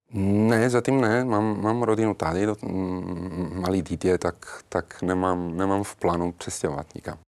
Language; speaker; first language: Czech; non-native, learner; Italian